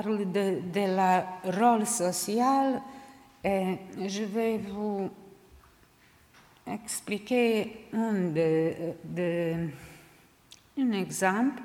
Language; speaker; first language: French; non-native, learner; Serbian